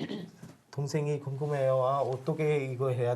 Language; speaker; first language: Korean; non-native, learner; Urdu